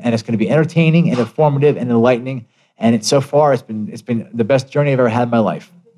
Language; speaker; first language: English; early bilingual, other home language; Italian